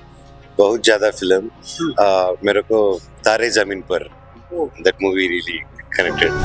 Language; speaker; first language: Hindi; non-native, local second language; Telugu